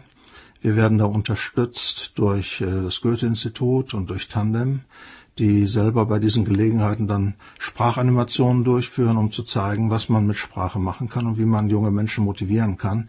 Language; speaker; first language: German; native; German